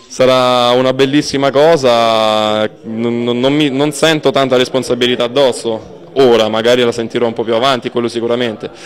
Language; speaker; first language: Italian; native; Italian